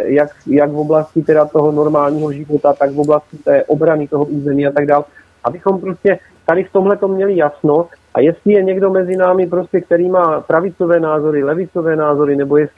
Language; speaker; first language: Czech; native; Czech